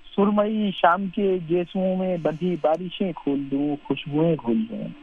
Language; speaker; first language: Urdu; native; Urdu